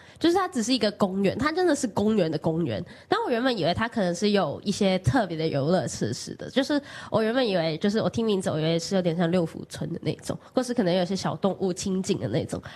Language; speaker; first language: Chinese; non-native, local second language; Cantonese